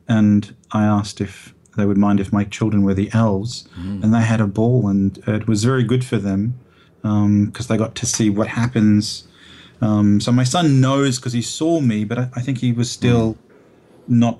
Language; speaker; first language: English; native; English